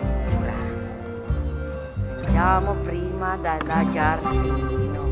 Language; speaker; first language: Italian; non-native, learner; Filipino